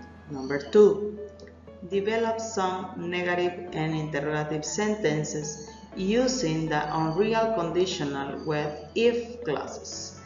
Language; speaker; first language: English; non-native, fluent; Spanish